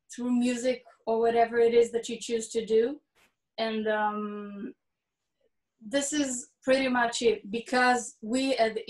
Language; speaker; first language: English; early bilingual, heritage; Hebrew